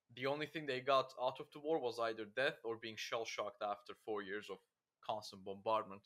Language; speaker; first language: English; non-native, fluent; Turkish